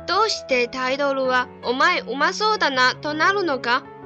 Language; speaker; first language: Japanese; non-native, learner; Chinese